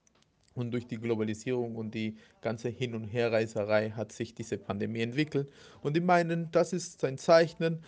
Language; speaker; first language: German; non-native, fluent; Spanish